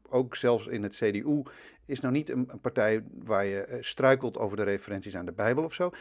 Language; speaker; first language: Dutch; native; Dutch